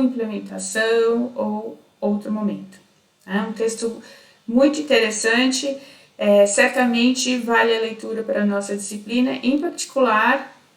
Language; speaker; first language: Portuguese; native; Portuguese